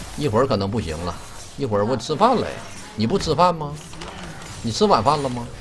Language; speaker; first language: Chinese; native; Chinese